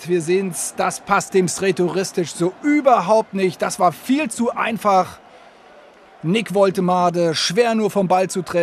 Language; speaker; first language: German; native; German